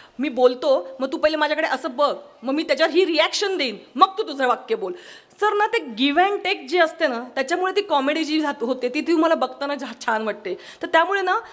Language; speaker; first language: Marathi; non-native, local second language; Kannada